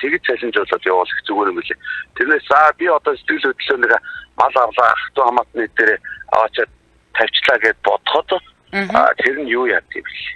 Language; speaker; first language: Mongolian; native; Mongolian